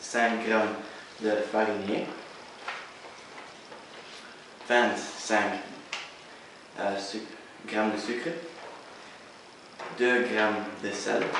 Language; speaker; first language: French; non-native, learner; Dutch